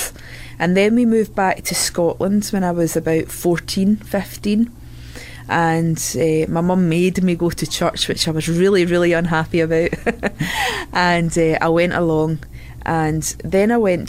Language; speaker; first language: English; native; English